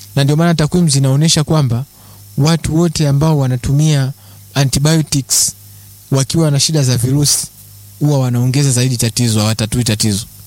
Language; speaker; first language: Swahili; native; Swahili